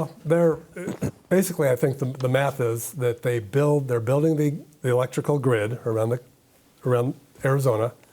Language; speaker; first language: English; native; English